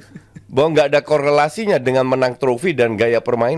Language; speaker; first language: Indonesian; native; Indonesian